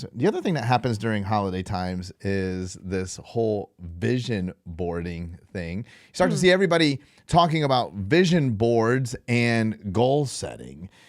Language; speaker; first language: English; native; English